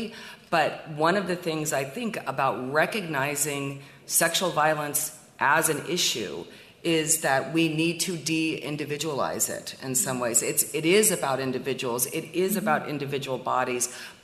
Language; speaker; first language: English; native; English